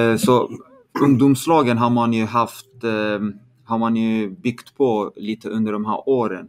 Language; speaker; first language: Swedish; early bilingual, other home language; Kurdish